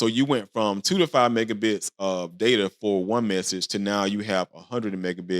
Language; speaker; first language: English; native; English